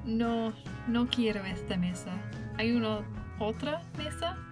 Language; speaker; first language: Spanish; non-native, learner; English